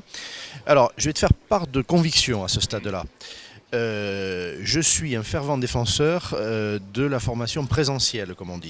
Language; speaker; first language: French; native; French